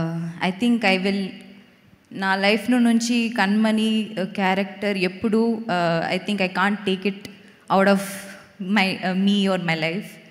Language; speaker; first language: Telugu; non-native, fluent; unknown